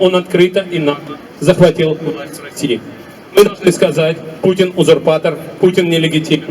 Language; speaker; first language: Russian; native; Russian